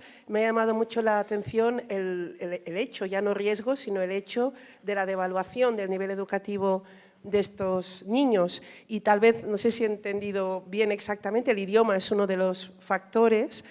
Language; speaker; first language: Spanish; native; Spanish